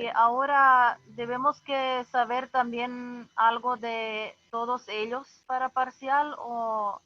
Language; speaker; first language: Spanish; non-native, fluent; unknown